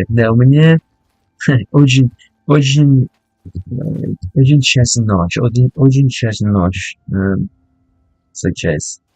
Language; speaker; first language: Russian; non-native, learner; English